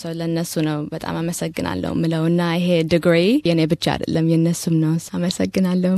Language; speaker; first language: Amharic; early bilingual, heritage; Amharic